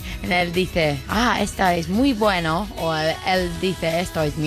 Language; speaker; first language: Spanish; non-native, learner; English